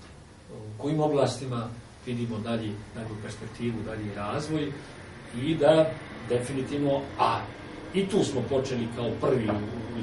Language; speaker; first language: Serbian; native; Serbian